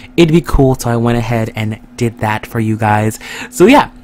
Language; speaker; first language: English; native; English